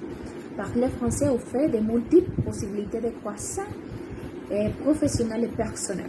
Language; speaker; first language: French; non-native, learner; Spanish